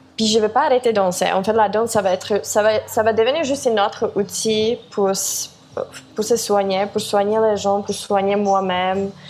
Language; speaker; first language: French; non-native, fluent; Czech